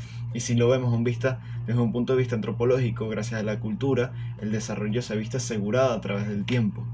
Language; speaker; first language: Spanish; native; Spanish